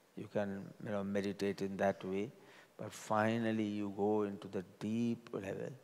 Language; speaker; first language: English; non-native, local second language; Gujarati